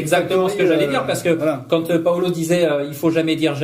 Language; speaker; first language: French; native; French